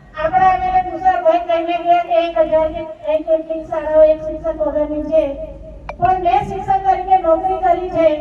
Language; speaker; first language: Gujarati; non-native, local second language; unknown